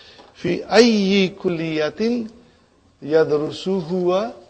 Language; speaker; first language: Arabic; non-native, fluent; Urdu